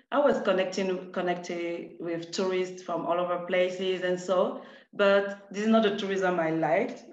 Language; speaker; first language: English; non-native, fluent; French